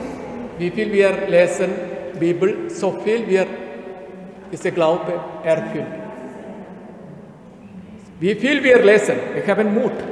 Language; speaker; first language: German; non-native, learner; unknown